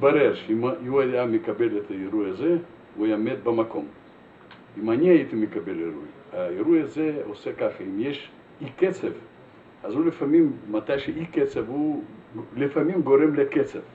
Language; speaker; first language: Hebrew; non-native, fluent; Russian